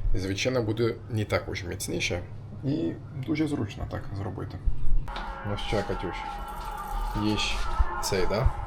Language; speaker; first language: Ukrainian; non-native, learner; Turkish